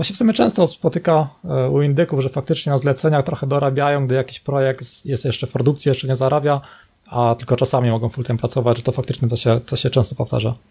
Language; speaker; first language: Polish; native; Polish